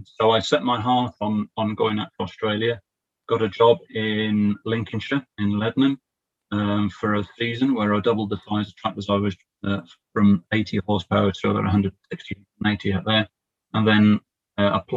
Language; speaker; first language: English; native; English